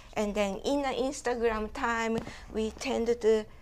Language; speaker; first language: English; non-native, fluent; Japanese